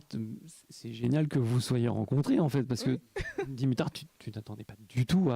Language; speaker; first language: French; native; French